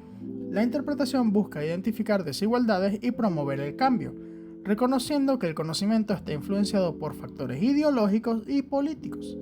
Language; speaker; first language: Spanish; native; Spanish